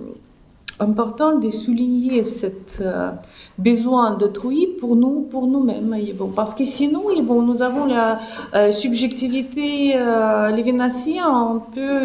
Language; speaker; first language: French; non-native, fluent; Russian